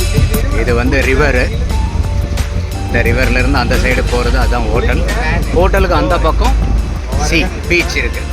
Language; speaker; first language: Tamil; native; Tamil